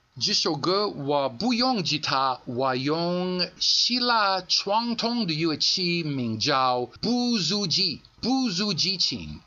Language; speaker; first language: Chinese; non-native, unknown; Greek